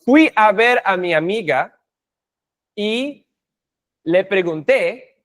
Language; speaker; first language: Spanish; non-native, fluent; English